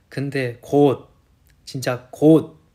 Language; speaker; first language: Korean; non-native, fluent; Chinese